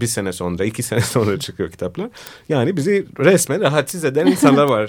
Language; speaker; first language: Turkish; non-native, fluent; Greek